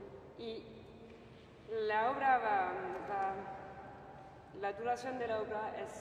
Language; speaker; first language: Spanish; non-native, fluent; French